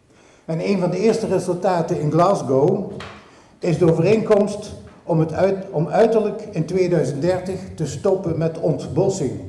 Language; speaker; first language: Dutch; native; Dutch